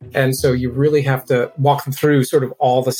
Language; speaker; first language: English; native; English